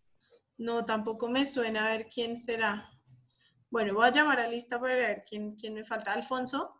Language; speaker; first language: Spanish; native; Spanish